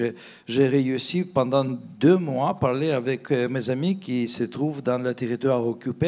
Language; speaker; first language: French; non-native, fluent; Russian